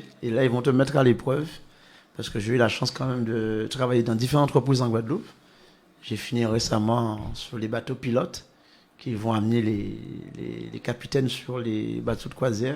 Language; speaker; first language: French; native; French